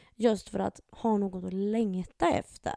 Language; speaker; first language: Swedish; native; Swedish